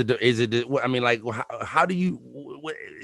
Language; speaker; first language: English; native; English